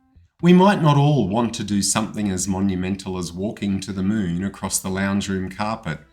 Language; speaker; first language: English; native; English